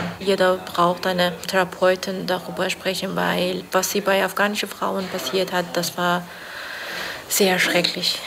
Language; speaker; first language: German; non-native, learner; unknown